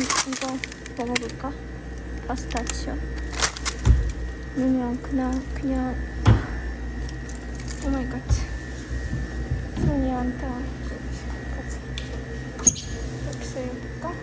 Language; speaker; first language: Korean; non-native, learner; Kazakh